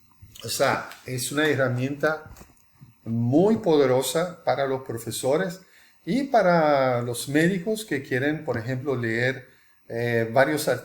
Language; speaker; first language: Spanish; non-native, fluent; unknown